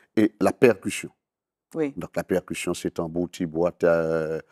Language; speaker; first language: French; native; French